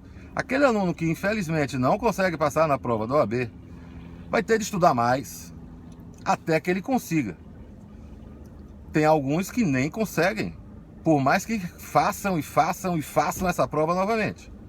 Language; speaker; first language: Portuguese; native; Portuguese